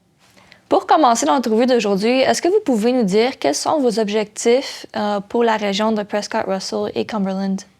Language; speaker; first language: French; native; French